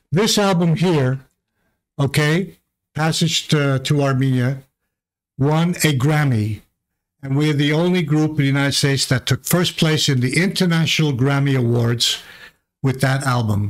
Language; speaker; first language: English; early bilingual, other home language; Armenian